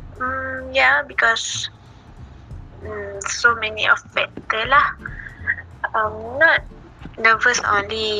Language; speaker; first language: English; non-native, learner; Malay